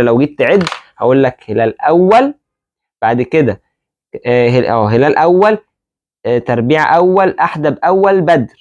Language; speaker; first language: Arabic; native; Arabic